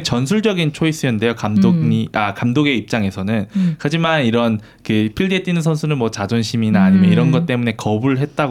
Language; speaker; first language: Korean; native; Korean